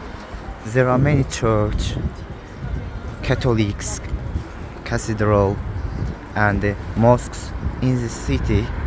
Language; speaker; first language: English; non-native, learner; Azerbaijani